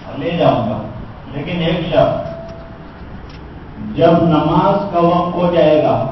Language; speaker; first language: Urdu; non-native, local second language; Gujarati